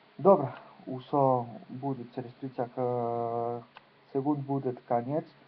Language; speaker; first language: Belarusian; non-native, learner; Spanish